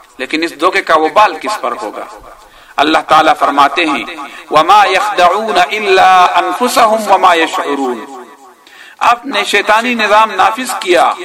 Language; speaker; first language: Urdu; non-native, local second language; Pashto